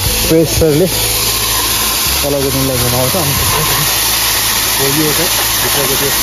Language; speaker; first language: Nepali; native; Nepali